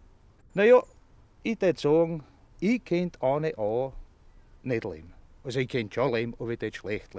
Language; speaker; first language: German; native; German